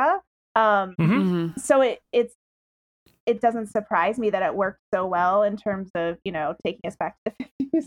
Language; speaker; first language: English; native; English